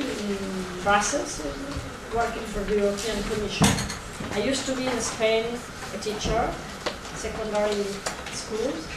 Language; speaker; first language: English; non-native, fluent; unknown